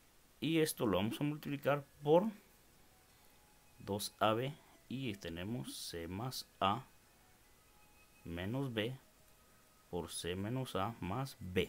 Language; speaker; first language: Spanish; native; Spanish